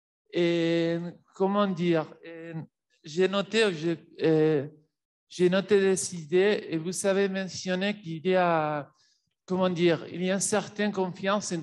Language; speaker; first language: French; non-native, fluent; Spanish